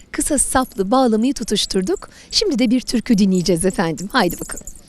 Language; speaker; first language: Turkish; native; Turkish